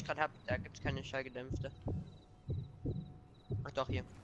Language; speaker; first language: German; native; German